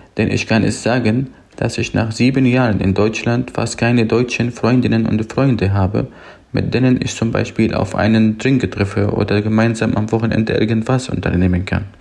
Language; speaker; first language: German; non-native, fluent; Arabic